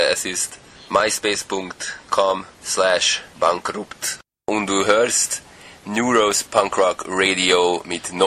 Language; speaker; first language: German; non-native, learner; Hungarian